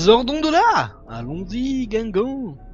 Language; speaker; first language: French; native; French